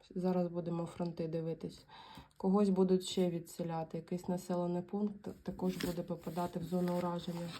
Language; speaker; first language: Ukrainian; native; Ukrainian